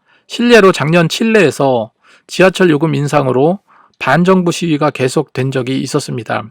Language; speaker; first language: Korean; native; Korean